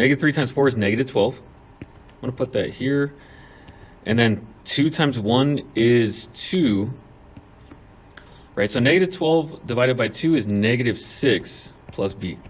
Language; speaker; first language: English; native; English